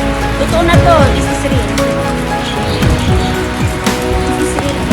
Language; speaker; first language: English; non-native, local second language; Filipino